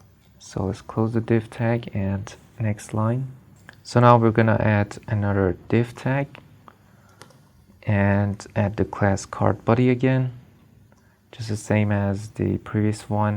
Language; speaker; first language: English; non-native, fluent; Persian